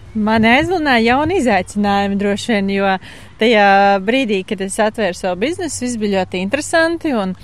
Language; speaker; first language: Latvian; native; Latvian